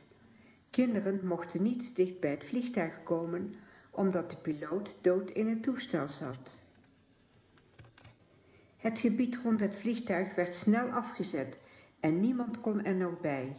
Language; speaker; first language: Dutch; native; Dutch